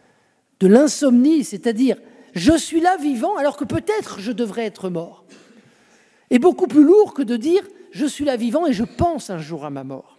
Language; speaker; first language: French; native; French